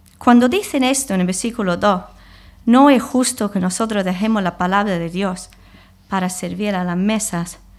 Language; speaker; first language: Spanish; non-native, fluent; English